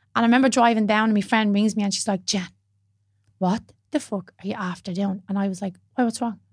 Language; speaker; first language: English; native; English